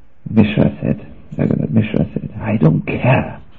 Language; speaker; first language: English; non-native, fluent; German